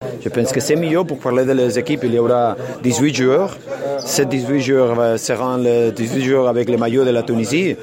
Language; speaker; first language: French; non-native, learner; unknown